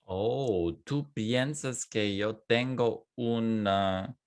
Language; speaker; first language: Spanish; non-native, fluent; English